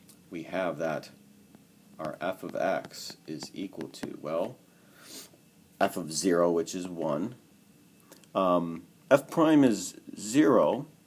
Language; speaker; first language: English; native; English